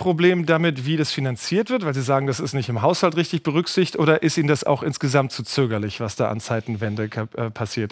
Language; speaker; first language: German; native; German